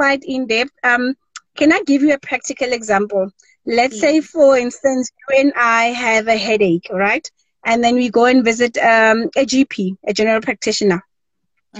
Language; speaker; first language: English; non-native, local second language; Tswana